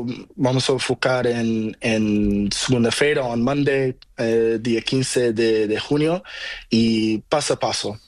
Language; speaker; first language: Spanish; non-native, learner; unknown